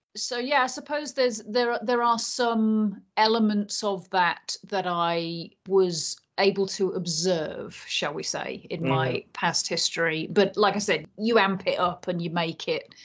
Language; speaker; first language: English; native; English